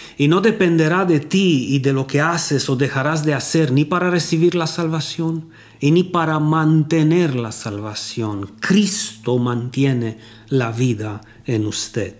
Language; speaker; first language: Spanish; non-native, fluent; Romanian